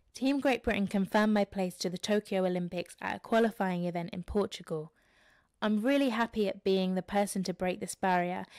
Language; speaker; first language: English; native; English